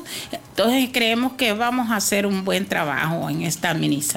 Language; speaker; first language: Spanish; native; Spanish